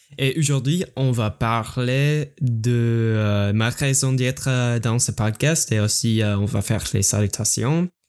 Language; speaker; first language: French; non-native, learner; English